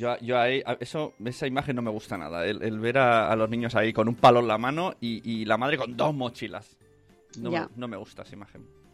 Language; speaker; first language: Spanish; native; Spanish